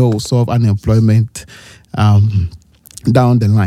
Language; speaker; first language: English; non-native, local second language; Akan